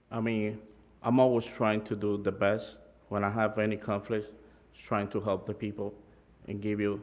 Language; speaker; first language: English; non-native, learner; Spanish